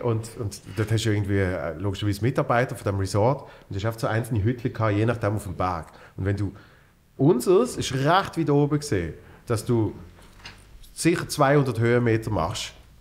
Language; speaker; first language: German; native; German